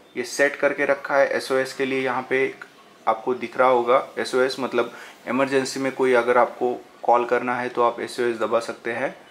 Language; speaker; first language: Hindi; non-native, local second language; Marathi